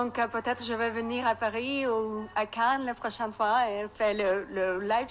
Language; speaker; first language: French; non-native, learner; Russian